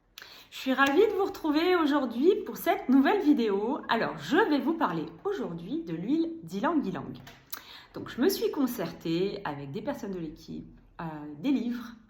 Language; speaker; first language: French; native; French